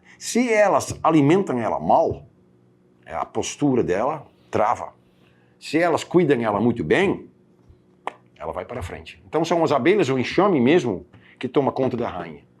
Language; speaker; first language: Portuguese; non-native, fluent; Dutch